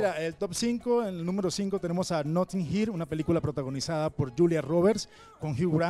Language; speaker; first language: Spanish; native; Spanish